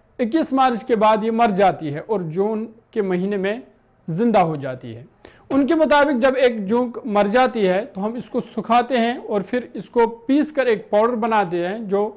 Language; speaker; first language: Urdu; non-native, local second language; Kashmiri